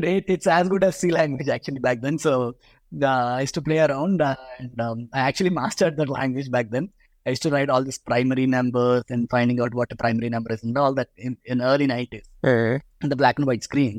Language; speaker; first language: English; non-native, local second language; Telugu